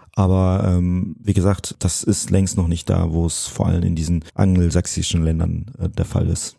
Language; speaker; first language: German; early bilingual, other home language; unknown